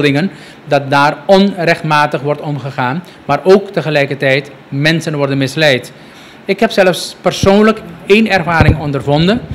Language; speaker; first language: Dutch; native; Dutch